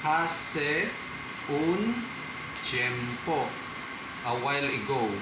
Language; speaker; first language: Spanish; non-native, fluent; Filipino